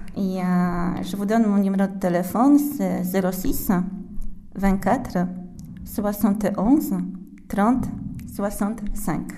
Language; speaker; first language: French; non-native, fluent; Polish